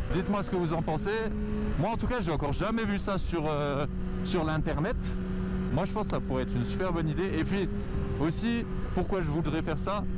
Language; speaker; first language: French; native; French